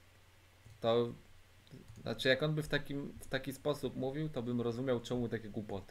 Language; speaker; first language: Polish; native; Polish